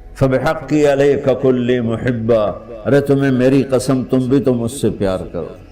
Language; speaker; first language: Urdu; non-native, local second language; Punjabi